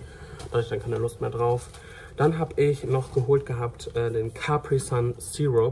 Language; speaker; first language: German; native; German